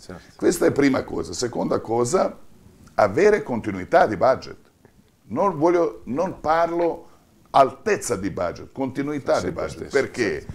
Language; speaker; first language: Italian; non-native, fluent; Croatian